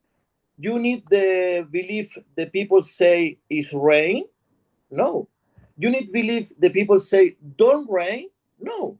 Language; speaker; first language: English; non-native, learner; Spanish